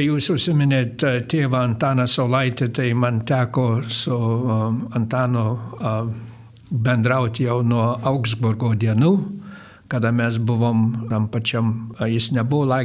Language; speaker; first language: Lithuanian; early bilingual, heritage; Lithuanian